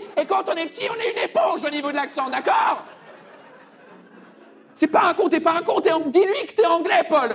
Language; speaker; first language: French; early bilingual, other home language; English